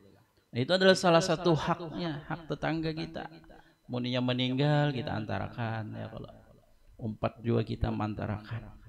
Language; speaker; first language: Indonesian; non-native, local second language; Banjar